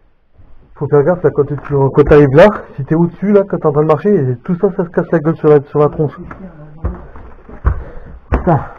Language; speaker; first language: French; native; French